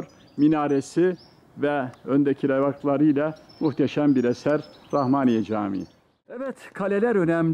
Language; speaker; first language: Turkish; native; Turkish